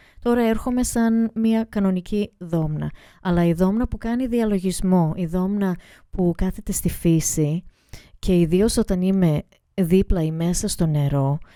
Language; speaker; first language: Greek; early bilingual, heritage; Greek